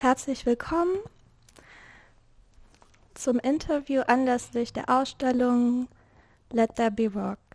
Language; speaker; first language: German; native; German